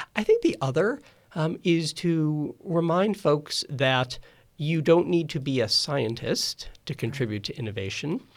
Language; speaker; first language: English; native; English